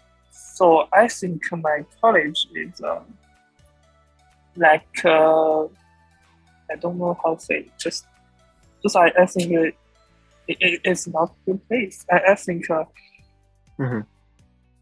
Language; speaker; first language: English; non-native, learner; Chinese